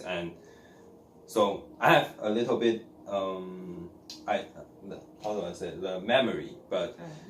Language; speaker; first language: English; non-native, learner; Chinese